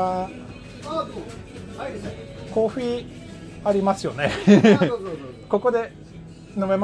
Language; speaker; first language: Japanese; non-native, fluent; Swedish